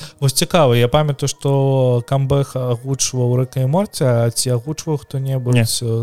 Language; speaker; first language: Belarusian; non-native, local second language; Russian